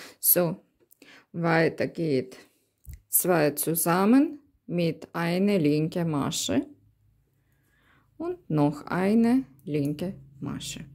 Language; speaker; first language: German; non-native, learner; Russian